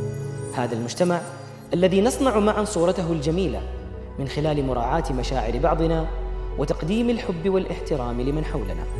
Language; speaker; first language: Arabic; native; Arabic